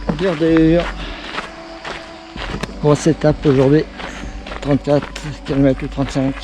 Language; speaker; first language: French; native; French